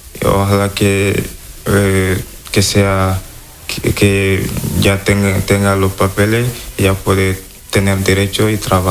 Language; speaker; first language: Spanish; non-native, learner; Wolof